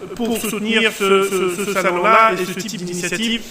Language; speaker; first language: French; non-native, local second language; Arabic